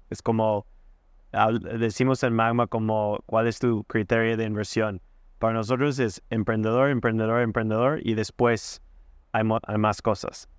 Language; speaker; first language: Spanish; non-native, fluent; English